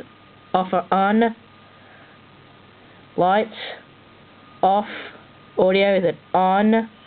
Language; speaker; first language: English; native; English